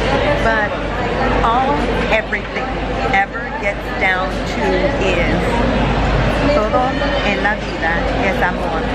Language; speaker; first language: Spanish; early bilingual, heritage; Spanish